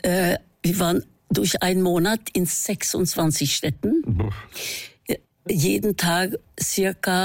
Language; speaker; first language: German; non-native, fluent; Norwegian